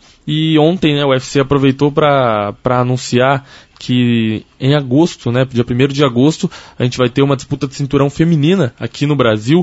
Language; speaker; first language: Portuguese; native; Portuguese